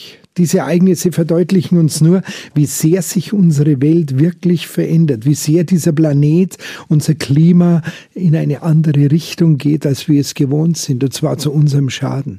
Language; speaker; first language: German; native; German